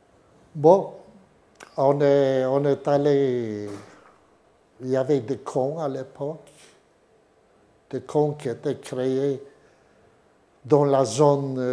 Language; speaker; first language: French; non-native, fluent; Yiddish